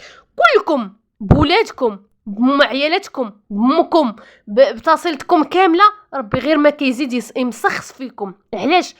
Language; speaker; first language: Arabic; native; Arabic